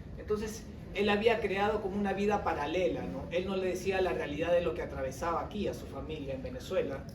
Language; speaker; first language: Spanish; native; Spanish